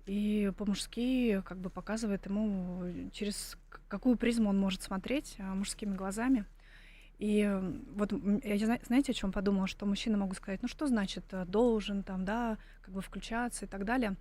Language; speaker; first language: Russian; native; Russian